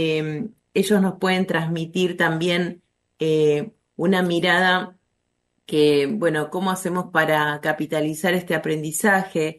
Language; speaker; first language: Spanish; native; Spanish